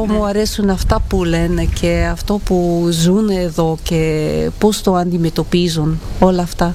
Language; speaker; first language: Greek; non-native, fluent; Italian